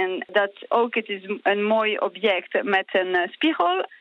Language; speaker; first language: Dutch; non-native, learner; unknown